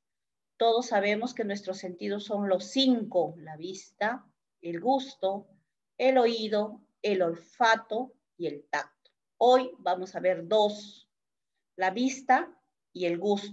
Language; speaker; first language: Spanish; native; Spanish